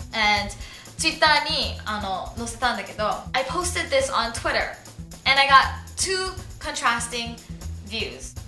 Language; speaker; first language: English; early bilingual, other home language; Japanese